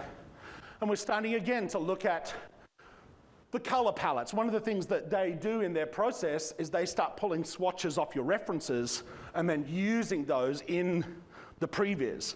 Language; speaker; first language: English; native; English